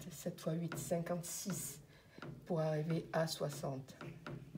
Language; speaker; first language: French; native; French